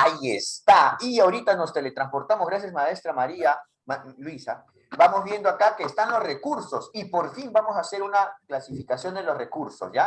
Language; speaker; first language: Spanish; native; Spanish